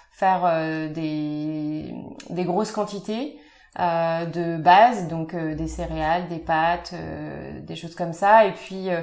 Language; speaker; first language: French; native; French